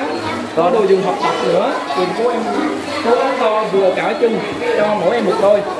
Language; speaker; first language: Vietnamese; native; Vietnamese